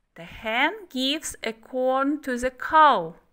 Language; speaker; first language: English; non-native, fluent; Kazakh